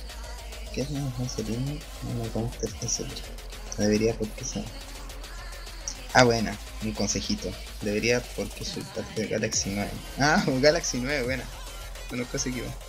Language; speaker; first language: Spanish; native; Spanish